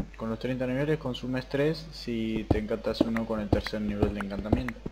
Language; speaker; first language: Spanish; native; Spanish